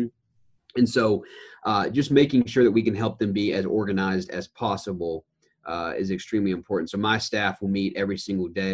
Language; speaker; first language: English; native; English